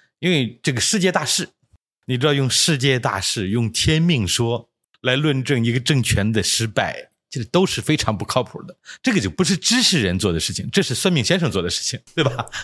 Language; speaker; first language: Chinese; native; Chinese